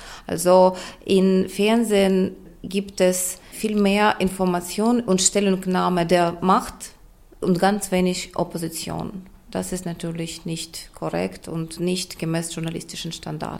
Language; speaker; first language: German; non-native, fluent; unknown